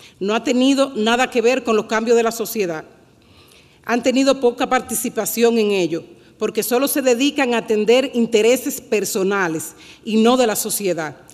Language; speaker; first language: Spanish; native; Spanish